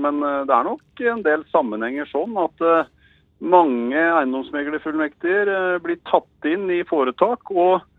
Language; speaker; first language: Norwegian; native; Norwegian